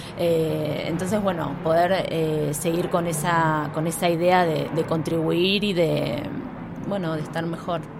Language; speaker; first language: Spanish; native; Spanish